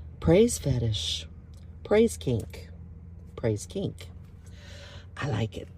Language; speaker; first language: English; native; English